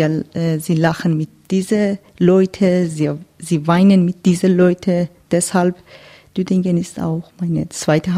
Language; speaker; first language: German; non-native, learner; Persian